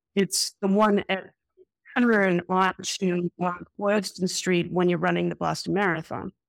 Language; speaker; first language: English; native; English